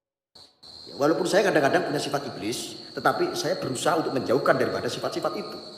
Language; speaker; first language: Indonesian; non-native, local second language; Javanese